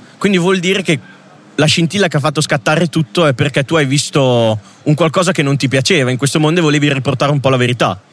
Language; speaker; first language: Italian; native; Italian